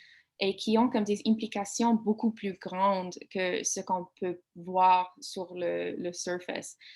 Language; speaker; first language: French; non-native, learner; English